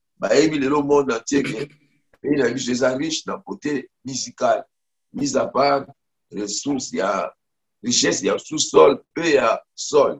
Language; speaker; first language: French; non-native, local second language; Lingala